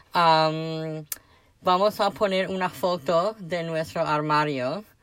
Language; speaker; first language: Spanish; non-native, learner; English